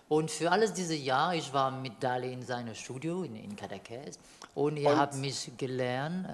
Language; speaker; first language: German; non-native, learner; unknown